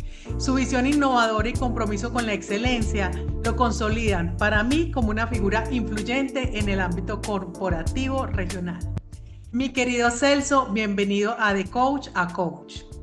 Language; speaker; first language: Spanish; native; Spanish